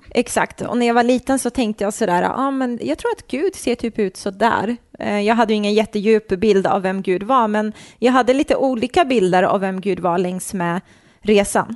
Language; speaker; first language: Swedish; early bilingual, other home language; Croatian